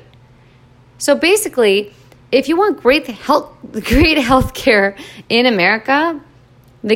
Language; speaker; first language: English; native; English